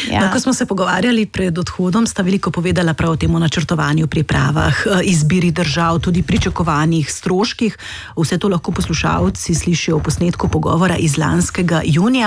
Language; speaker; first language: Slovenian; native; Slovenian